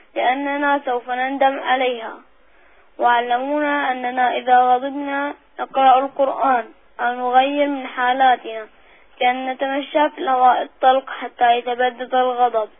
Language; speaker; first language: Arabic; native; Arabic